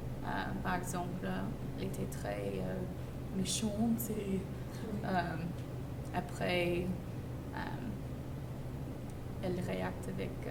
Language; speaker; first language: French; non-native, learner; English